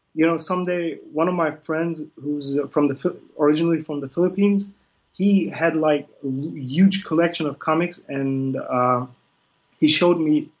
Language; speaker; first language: English; early bilingual, other home language; Kurdish